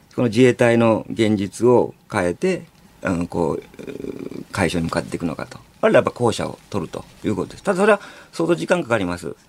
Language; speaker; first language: Japanese; native; Japanese